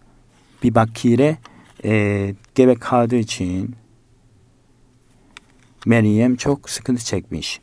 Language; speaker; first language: Turkish; non-native, learner; Korean